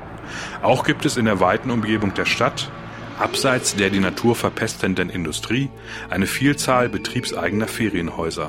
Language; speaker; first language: German; native; German